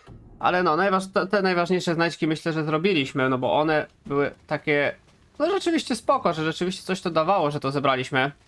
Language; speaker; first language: Polish; native; Polish